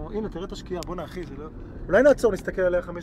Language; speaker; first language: Hebrew; native; Hebrew